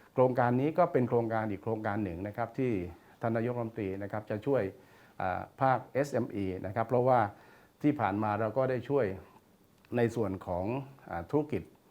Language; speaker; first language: Thai; native; Thai